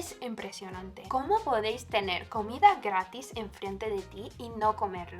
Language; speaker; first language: Spanish; non-native, fluent; English